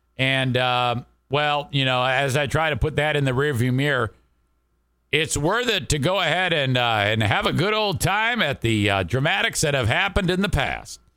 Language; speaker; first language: English; native; English